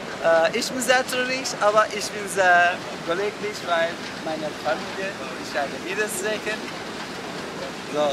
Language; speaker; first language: German; non-native, learner; Turkish